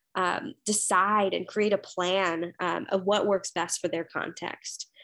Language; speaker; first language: English; native; English